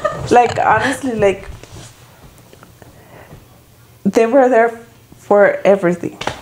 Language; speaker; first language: English; early bilingual, other home language; Spanish